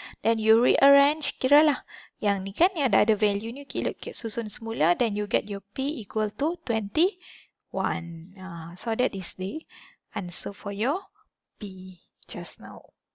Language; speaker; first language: English; non-native, local second language; Malay